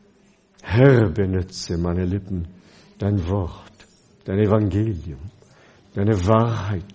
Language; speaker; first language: German; non-native, fluent; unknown